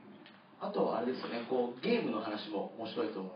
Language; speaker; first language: Japanese; native; Japanese